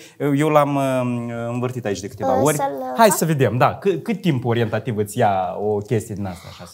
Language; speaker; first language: Romanian; native; Romanian